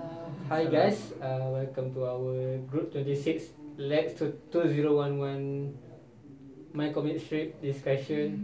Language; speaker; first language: English; non-native, learner; Malay